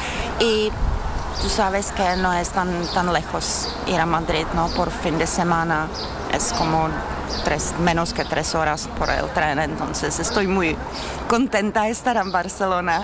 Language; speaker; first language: Spanish; non-native, learner; Czech